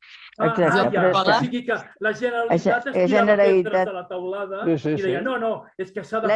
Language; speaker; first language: Catalan; non-native, local second language; Spanish